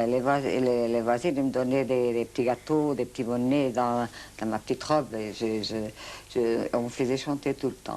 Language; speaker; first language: French; non-native, fluent; Portuguese